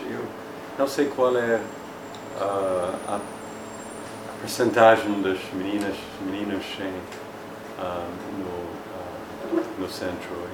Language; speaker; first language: Portuguese; non-native, fluent; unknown